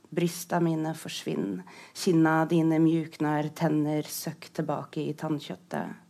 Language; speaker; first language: Norwegian; native; Norwegian